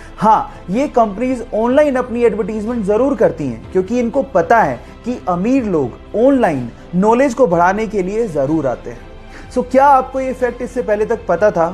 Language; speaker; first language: Hindi; native; Hindi